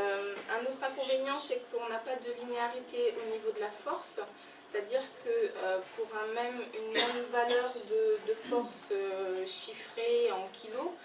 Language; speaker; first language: French; native; French